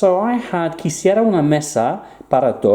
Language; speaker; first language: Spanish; non-native, fluent; English